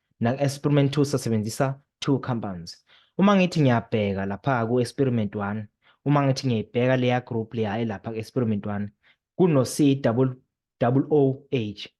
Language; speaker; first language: Zulu; native; Zulu